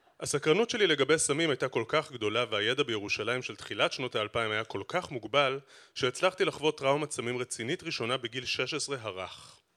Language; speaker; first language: Hebrew; native; Hebrew